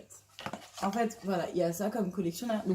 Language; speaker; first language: French; native; French